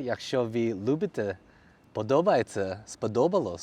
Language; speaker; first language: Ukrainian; non-native, learner; English